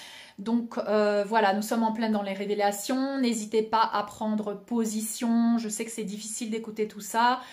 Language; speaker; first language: French; native; French